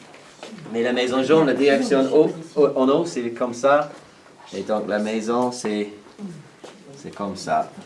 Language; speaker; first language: French; non-native, fluent; English